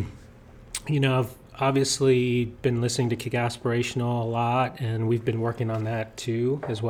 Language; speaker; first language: English; native; English